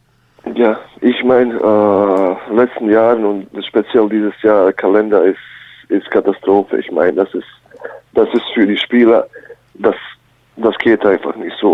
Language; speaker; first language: German; early bilingual, other home language; Bosnian